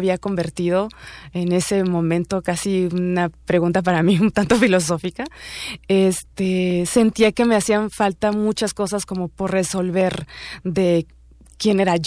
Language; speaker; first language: Spanish; native; Spanish